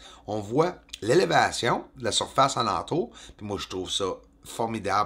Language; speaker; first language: French; native; French